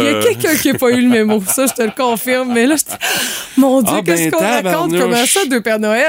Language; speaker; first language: French; native; French